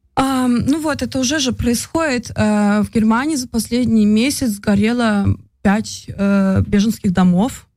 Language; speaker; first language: Russian; early bilingual, heritage; Russian